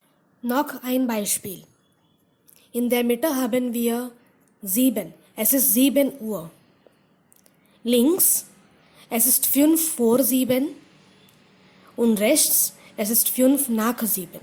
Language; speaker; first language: German; non-native, fluent; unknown